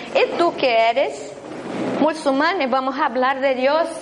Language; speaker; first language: Spanish; non-native, fluent; Portuguese